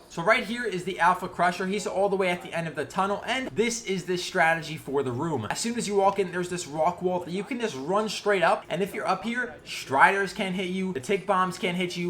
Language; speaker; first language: English; native; English